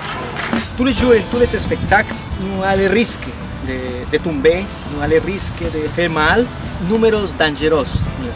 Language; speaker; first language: French; non-native, learner; Spanish